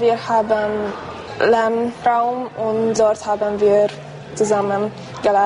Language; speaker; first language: German; non-native, local second language; Hungarian